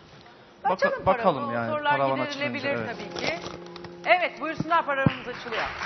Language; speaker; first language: Turkish; native; Turkish